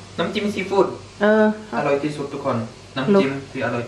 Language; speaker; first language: Thai; early bilingual, heritage; Thai